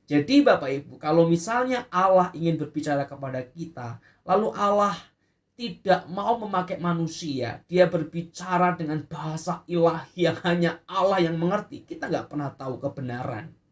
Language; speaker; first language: Indonesian; native; Indonesian